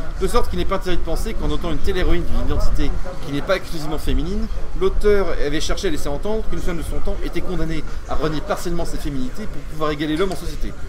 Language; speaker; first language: French; native; French